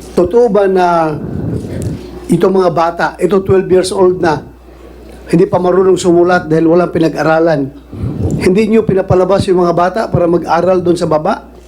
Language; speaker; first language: Filipino; non-native, local second language; Cebuano